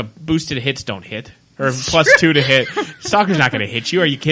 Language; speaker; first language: English; native; English